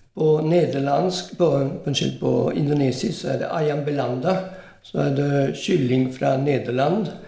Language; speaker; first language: Norwegian; non-native, fluent; French